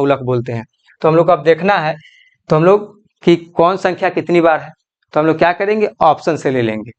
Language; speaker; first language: Hindi; native; Hindi